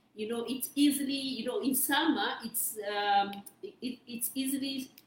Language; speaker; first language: English; non-native, local second language; Kikuyu